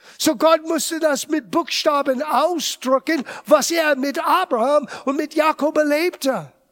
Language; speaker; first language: German; non-native, fluent; English